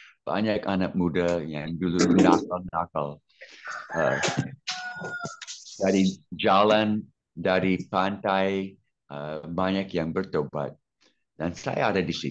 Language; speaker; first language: Indonesian; non-native, fluent; English